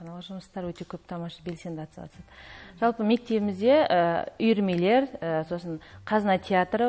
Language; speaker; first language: Kazakh; native; Kazakh